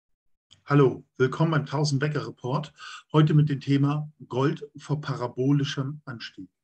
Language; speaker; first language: German; native; German